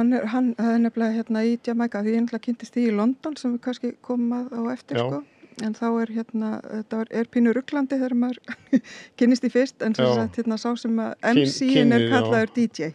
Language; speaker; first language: Icelandic; native; Icelandic